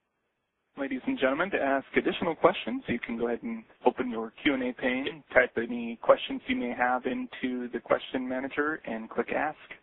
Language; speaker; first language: English; native; English